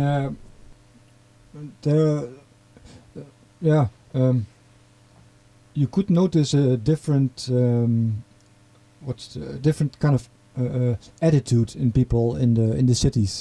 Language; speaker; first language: English; non-native, fluent; Dutch